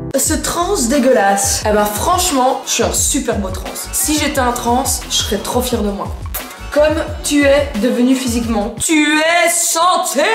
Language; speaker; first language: French; native; French